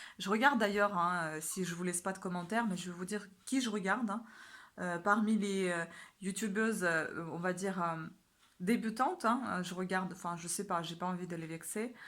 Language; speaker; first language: French; native; French